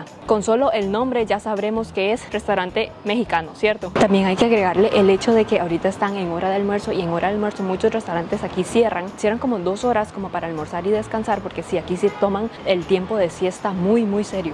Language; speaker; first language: Spanish; native; Spanish